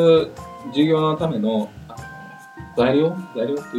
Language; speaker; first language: Japanese; non-native, learner; English